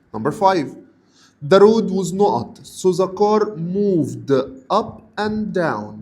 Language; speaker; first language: English; non-native, fluent; Arabic